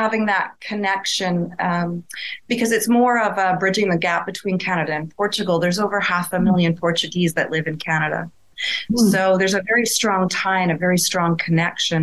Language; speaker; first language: English; native; English